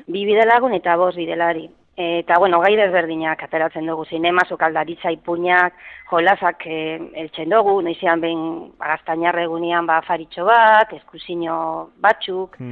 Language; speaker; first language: Basque; non-native, local second language; Spanish